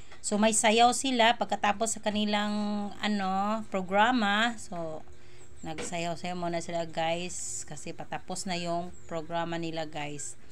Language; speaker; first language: Filipino; non-native, local second language; Cebuano